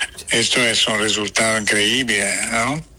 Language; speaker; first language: Spanish; non-native, fluent; Italian